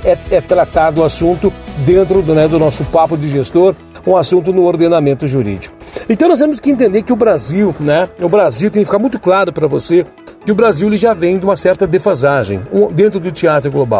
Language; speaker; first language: Portuguese; native; Portuguese